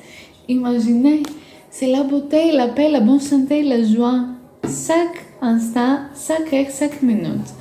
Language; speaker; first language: French; non-native, fluent; Greek